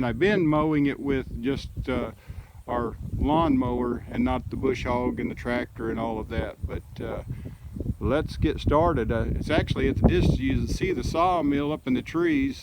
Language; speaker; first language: English; native; English